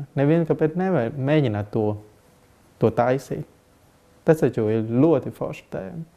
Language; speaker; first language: Latvian; non-native, learner; Vietnamese